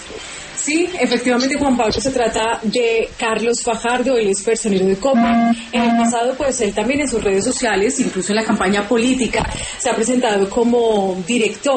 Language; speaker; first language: Spanish; native; Spanish